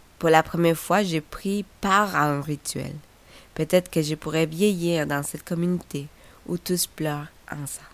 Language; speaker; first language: French; non-native, fluent; Spanish